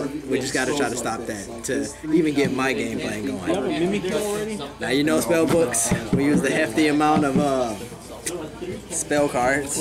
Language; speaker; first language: English; native; English